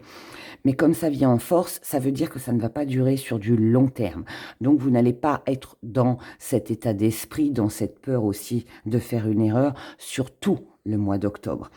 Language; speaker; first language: French; native; French